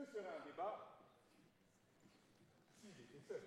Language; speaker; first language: French; native; French